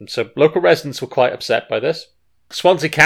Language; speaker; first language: English; native; English